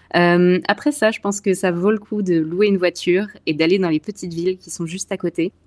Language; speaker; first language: French; native; French